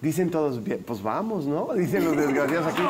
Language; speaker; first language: Spanish; native; Spanish